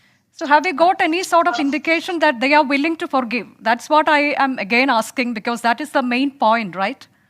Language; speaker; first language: English; non-native, local second language; Malayalam